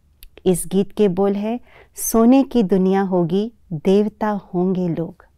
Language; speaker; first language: Hindi; native; Hindi